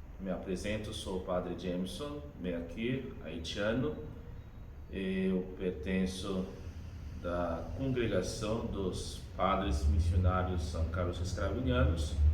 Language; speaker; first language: Portuguese; non-native, fluent; Haitian Creole